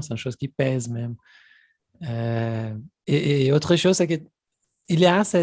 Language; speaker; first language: French; non-native, fluent; Portuguese